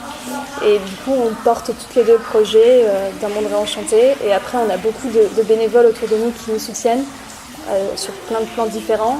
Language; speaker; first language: French; native; French